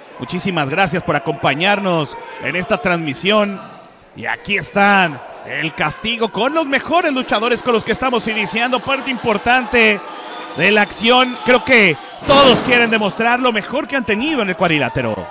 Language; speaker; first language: Spanish; native; Spanish